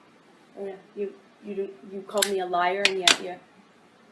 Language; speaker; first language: English; native; English